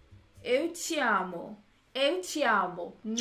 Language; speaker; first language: Portuguese; non-native, learner; English